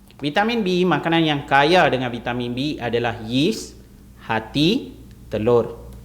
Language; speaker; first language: Malay; non-native, local second language; Tamil